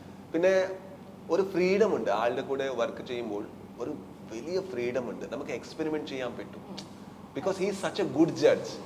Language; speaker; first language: Malayalam; non-native, learner; Kannada